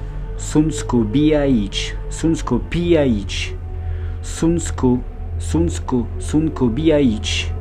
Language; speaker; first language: Romanian; non-native, learner; French